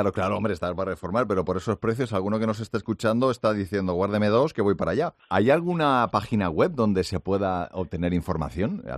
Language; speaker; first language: Spanish; native; Spanish